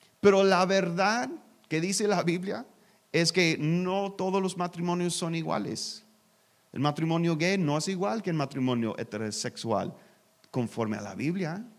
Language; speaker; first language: Spanish; non-native, learner; English